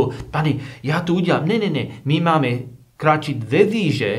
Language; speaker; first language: Czech; non-native, learner; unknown